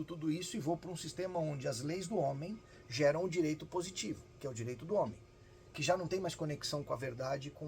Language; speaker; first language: Portuguese; native; Portuguese